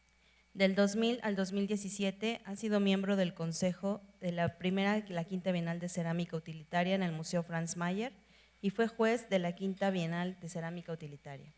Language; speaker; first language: Spanish; native; Spanish